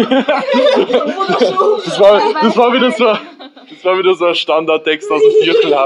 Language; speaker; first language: German; native; German